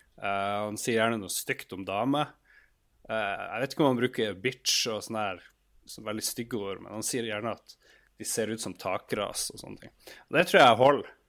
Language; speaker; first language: Norwegian; native; Norwegian